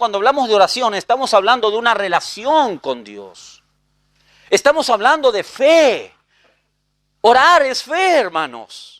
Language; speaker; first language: Spanish; native; Spanish